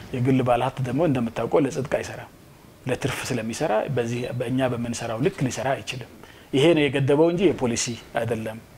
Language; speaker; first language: Amharic; non-native, local second language; Wolaytta